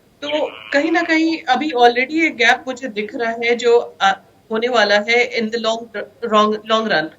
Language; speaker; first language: Hindi; native; Hindi